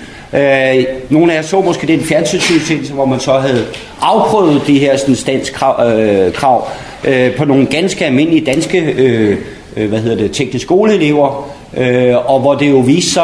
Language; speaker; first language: Danish; native; Danish